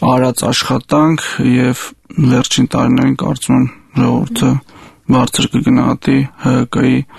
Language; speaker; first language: Armenian; native; Armenian